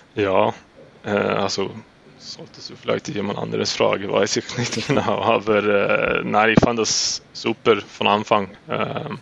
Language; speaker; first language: German; non-native, learner; Swedish